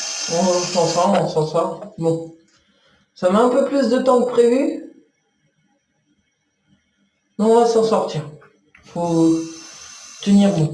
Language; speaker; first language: French; native; French